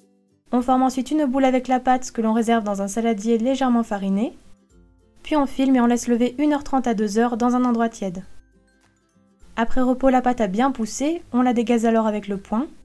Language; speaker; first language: French; native; French